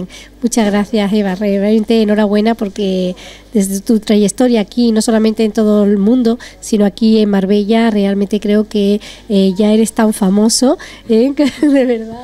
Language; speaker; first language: Spanish; native; Spanish